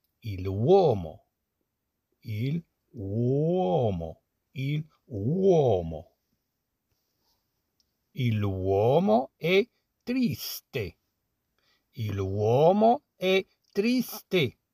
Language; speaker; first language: Italian; non-native, fluent; Arabic